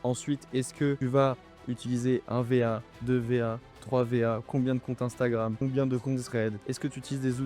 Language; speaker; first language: French; native; French